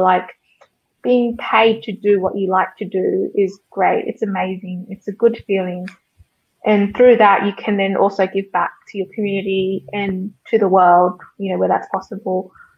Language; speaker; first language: English; early bilingual, other home language; Vietnamese